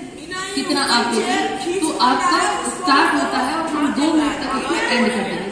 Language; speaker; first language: Hindi; native; Hindi